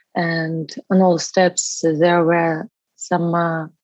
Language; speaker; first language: English; non-native, learner; Russian